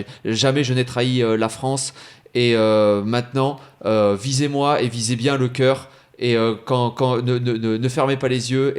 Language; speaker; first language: French; native; French